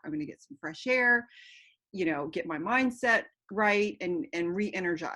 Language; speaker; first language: English; native; English